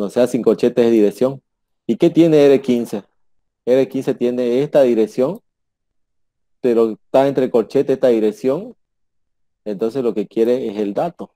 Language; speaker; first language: Spanish; native; Spanish